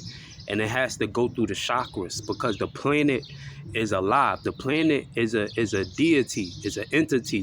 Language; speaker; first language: English; native; English